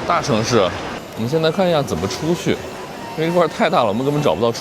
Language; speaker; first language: Chinese; native; Chinese